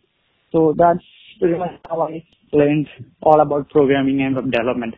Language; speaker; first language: English; non-native, local second language; Malayalam